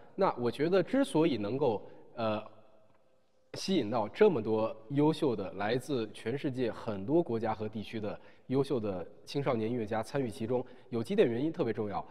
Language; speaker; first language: Chinese; native; Chinese